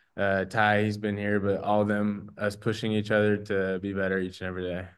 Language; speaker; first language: English; native; English